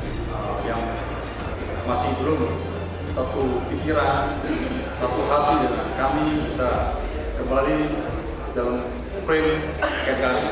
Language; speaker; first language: Indonesian; native; Indonesian